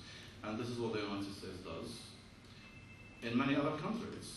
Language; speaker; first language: English; non-native, fluent; Arabic